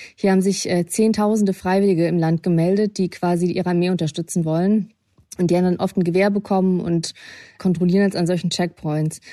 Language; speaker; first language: German; early bilingual, other home language; Russian